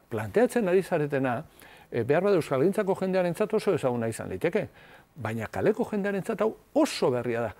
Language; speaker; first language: Basque; native; Basque